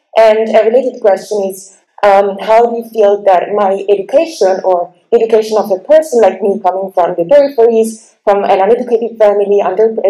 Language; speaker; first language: English; non-native, fluent; Italian